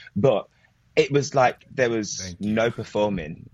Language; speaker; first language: English; native; English